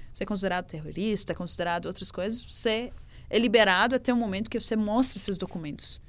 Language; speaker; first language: Portuguese; non-native, fluent; Arabic